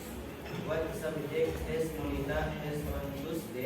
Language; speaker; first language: English; non-native, learner; Indonesian